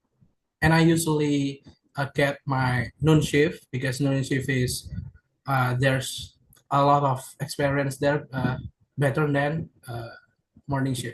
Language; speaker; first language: English; non-native, learner; Indonesian